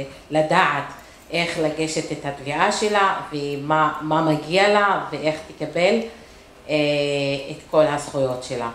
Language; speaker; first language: Hebrew; non-native, local second language; Arabic